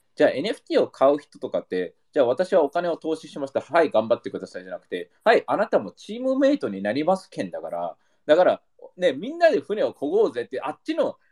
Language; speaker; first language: Japanese; early bilingual, heritage; English